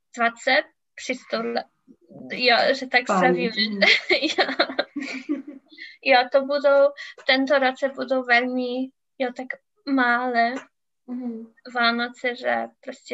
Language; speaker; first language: Czech; non-native, learner; English